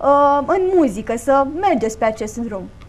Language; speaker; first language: Romanian; native; Romanian